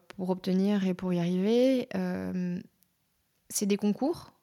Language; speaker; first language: French; native; French